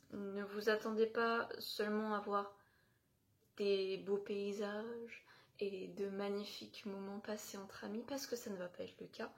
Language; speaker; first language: French; native; French